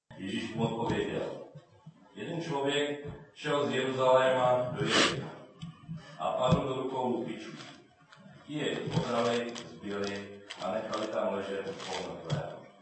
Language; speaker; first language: Czech; native; Czech